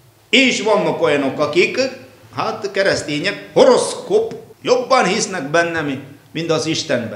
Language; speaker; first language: Hungarian; non-native, fluent; Malayalam